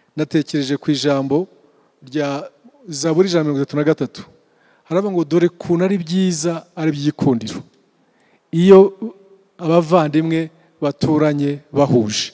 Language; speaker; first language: Kinyarwanda; early bilingual, heritage; Kinyarwanda